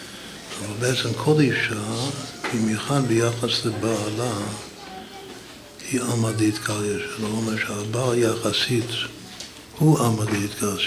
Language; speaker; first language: Hebrew; non-native, fluent; English